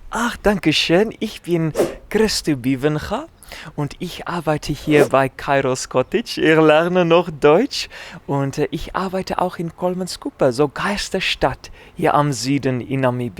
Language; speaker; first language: German; non-native, learner; Afrikaans